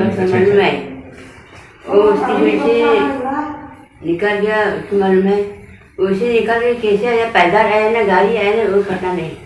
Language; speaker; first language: Hindi; non-native, local second language; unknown